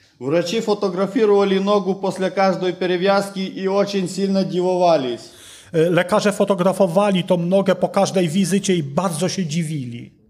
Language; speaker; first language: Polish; non-native, learner; Russian